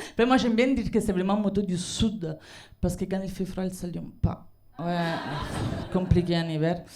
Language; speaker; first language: French; non-native, fluent; Italian